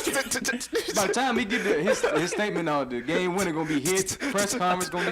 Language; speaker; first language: English; native; English